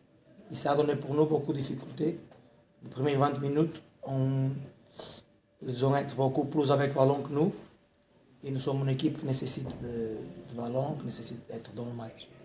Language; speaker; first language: French; non-native, learner; Portuguese